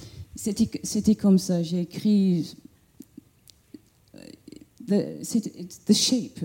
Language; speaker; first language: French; non-native, fluent; English